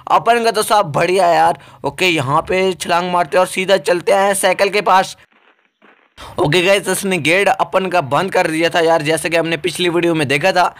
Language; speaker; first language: Hindi; native; Hindi